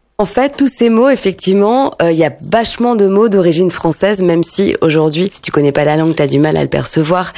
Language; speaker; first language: French; native; French